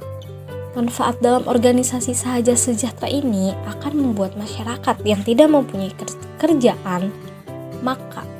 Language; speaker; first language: Indonesian; native; Indonesian